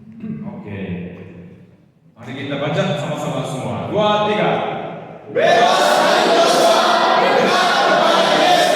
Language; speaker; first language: Indonesian; non-native, fluent; Korean